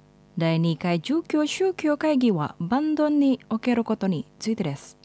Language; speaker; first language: Japanese; non-native, fluent; Indonesian